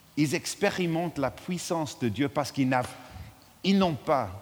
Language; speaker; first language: French; non-native, fluent; English